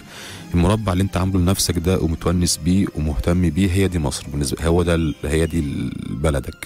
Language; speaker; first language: Arabic; native; Arabic